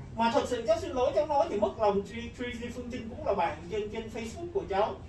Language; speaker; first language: Vietnamese; early bilingual, heritage; Vietnamese